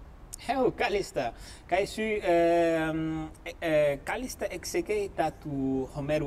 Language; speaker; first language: Greek; non-native, fluent; Spanish